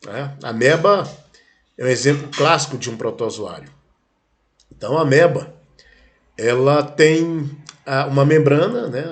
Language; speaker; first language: Portuguese; native; Portuguese